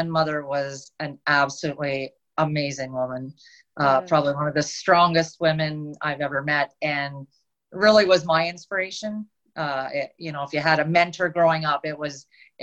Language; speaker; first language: English; native; English